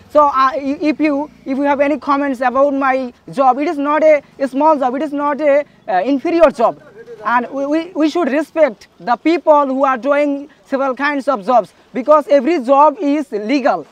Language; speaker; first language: English; non-native, local second language; Bangla